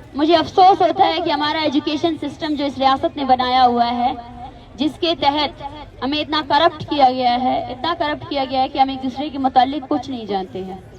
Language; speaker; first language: Urdu; non-native, local second language; Baluchi